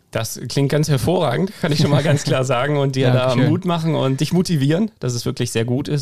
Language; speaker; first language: German; native; German